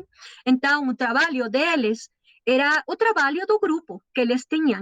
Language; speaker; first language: Portuguese; non-native, learner; Spanish